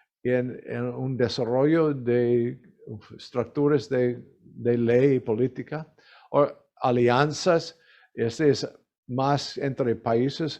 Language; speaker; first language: Spanish; non-native, learner; English